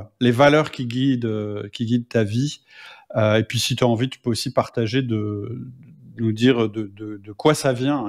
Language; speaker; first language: French; native; French